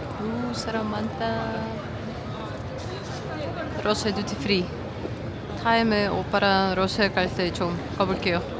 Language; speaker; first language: Korean; non-native, learner; Russian